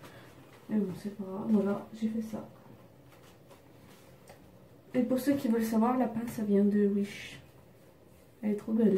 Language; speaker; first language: French; native; French